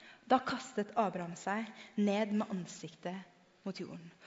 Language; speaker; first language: Norwegian; native; Norwegian